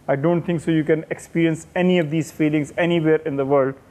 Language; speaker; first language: English; non-native, local second language; Urdu